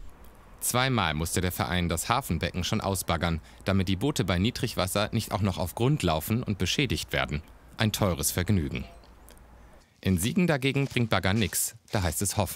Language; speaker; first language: German; native; German